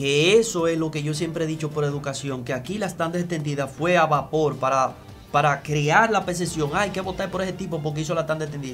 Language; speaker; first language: Spanish; native; Spanish